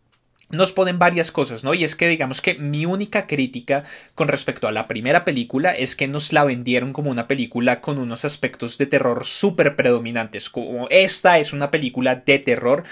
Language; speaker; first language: Spanish; native; Spanish